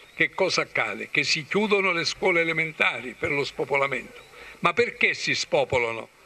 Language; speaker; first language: Italian; native; Italian